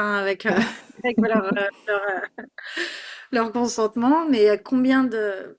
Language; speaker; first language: French; native; French